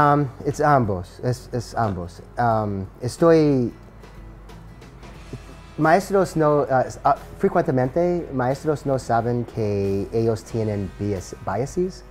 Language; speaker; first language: Spanish; non-native, learner; English